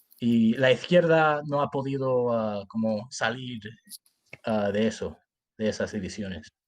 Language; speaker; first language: Spanish; early bilingual, heritage; Spanish